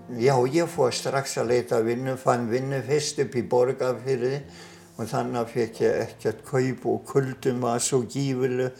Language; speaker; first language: Icelandic; non-native, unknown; German